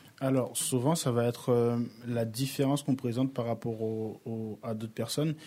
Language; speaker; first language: French; early bilingual, other home language; Haitian Creole